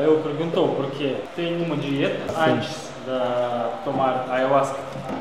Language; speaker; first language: Portuguese; non-native, learner; Russian